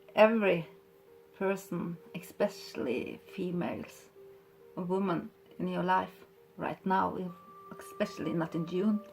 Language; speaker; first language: English; non-native, fluent; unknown